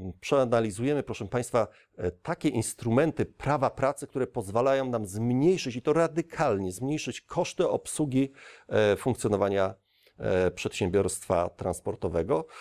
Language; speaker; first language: Polish; native; Polish